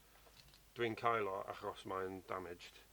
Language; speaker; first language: Welsh; non-native, learner; English